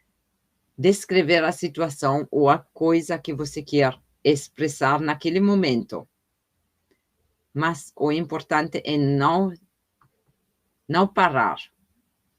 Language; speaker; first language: Portuguese; non-native, fluent; German